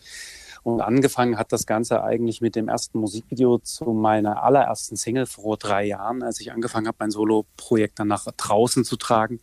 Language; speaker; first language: German; native; German